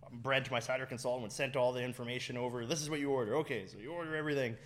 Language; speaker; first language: English; native; English